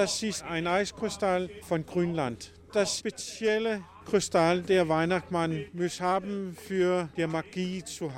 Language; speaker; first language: German; non-native, learner; Danish